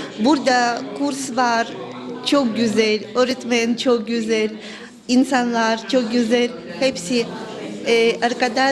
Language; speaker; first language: Turkish; non-native, learner; English